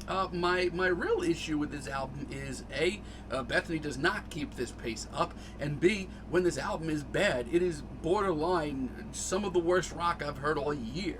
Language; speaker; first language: English; native; English